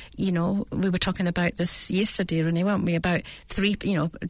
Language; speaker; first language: English; native; English